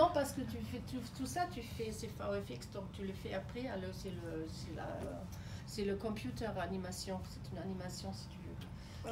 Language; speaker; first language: French; non-native, fluent; German